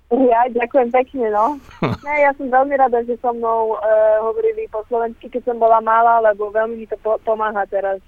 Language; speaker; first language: Slovak; early bilingual, heritage; Slovak